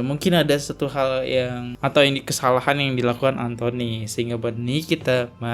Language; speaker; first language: Indonesian; native; Indonesian